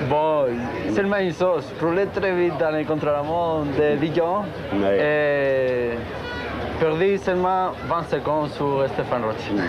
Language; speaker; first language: French; non-native, learner; Spanish